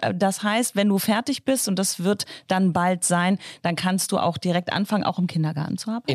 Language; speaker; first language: German; native; German